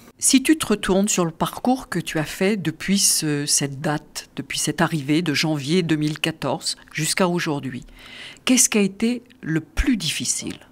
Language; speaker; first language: French; native; French